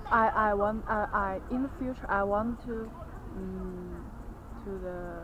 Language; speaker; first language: English; non-native, learner; Chinese